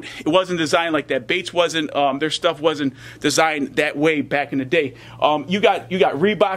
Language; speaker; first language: English; native; English